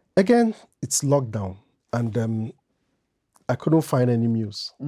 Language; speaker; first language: English; non-native, local second language; Igbo